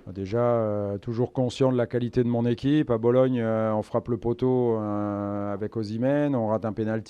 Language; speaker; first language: French; native; French